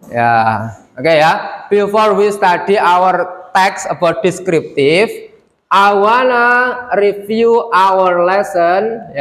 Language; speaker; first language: English; non-native, fluent; Indonesian